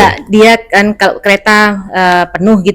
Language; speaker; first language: Indonesian; native; Indonesian